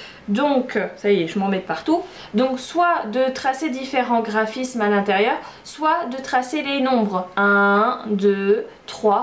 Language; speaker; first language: French; native; French